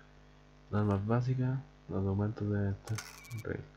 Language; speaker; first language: Spanish; native; Spanish